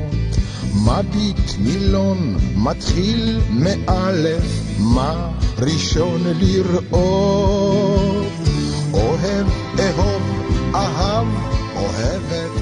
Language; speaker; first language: Hebrew; non-native, learner; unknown